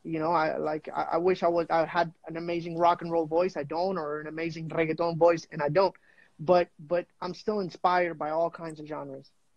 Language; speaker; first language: English; non-native, fluent; Spanish